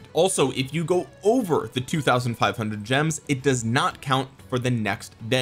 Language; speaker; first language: English; native; English